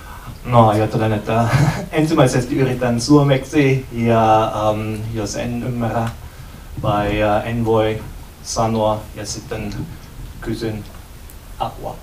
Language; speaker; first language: Finnish; non-native, learner; German